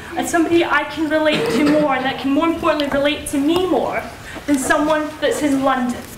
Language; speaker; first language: English; native; English